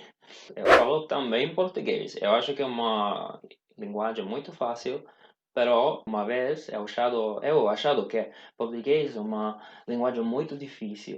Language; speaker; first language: Portuguese; non-native, learner; Swedish